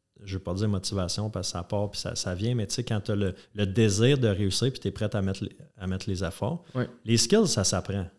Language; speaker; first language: French; native; French